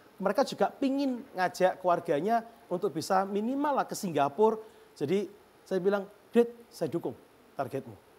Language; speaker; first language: Indonesian; native; Indonesian